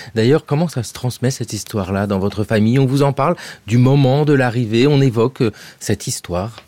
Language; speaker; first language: French; native; French